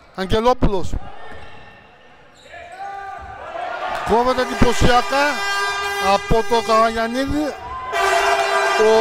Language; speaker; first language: Greek; native; Greek